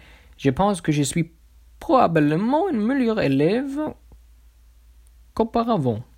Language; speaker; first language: French; non-native, learner; German